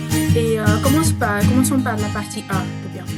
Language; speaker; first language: French; non-native, fluent; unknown